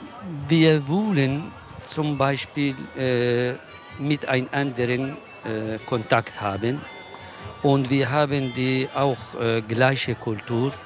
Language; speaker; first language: German; non-native, learner; Kurdish